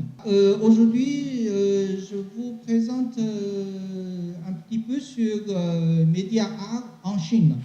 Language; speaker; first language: French; non-native, learner; Chinese